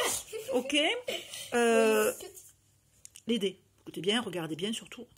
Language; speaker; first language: French; native; French